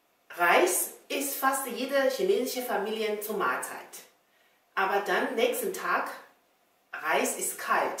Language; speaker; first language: German; non-native, learner; Chinese